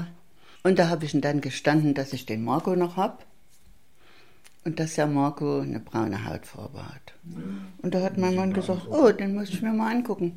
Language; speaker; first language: German; native; German